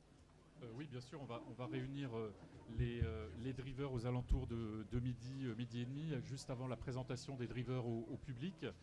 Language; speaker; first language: French; native; French